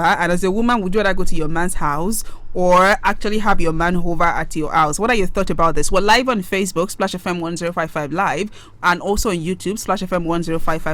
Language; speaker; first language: English; non-native, local second language; Yoruba